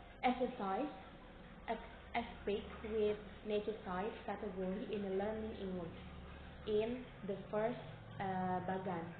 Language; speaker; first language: English; non-native, learner; Indonesian